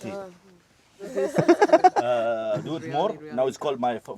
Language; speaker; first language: English; non-native, learner; Arabic